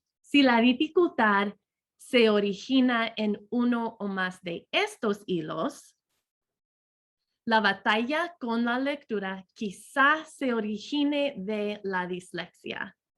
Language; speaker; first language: Spanish; non-native, fluent; English